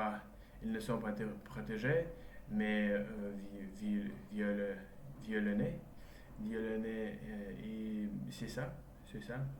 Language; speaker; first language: French; non-native, learner; Russian